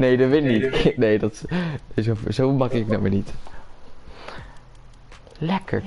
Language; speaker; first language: Dutch; native; Dutch